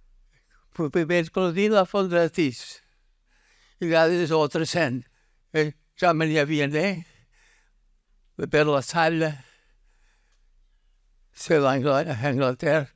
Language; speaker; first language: French; non-native, learner; Catalan